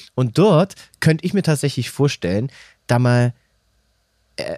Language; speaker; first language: German; native; German